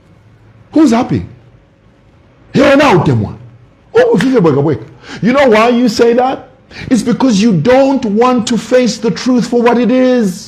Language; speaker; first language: English; non-native, local second language; Bemba